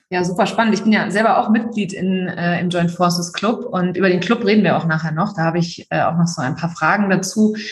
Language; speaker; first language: German; native; German